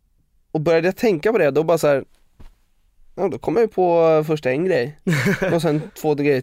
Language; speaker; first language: Swedish; native; Swedish